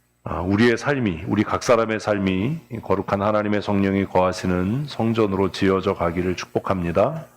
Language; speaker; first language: Korean; native; Korean